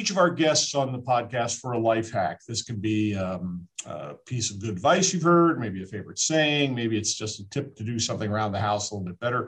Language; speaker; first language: English; native; English